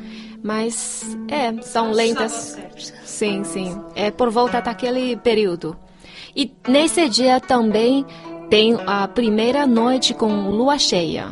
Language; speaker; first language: Portuguese; non-native, fluent; Chinese